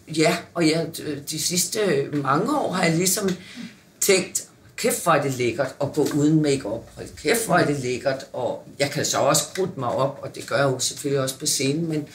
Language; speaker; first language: Danish; native; Danish